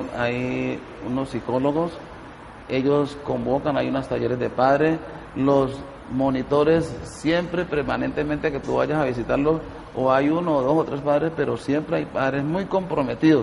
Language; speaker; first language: Spanish; native; Spanish